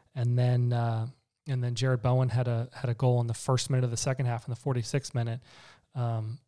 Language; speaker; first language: English; native; English